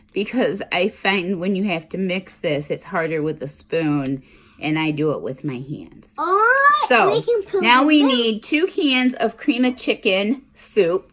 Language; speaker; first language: English; native; English